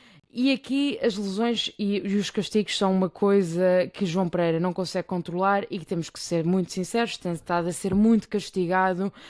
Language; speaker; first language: Portuguese; native; Portuguese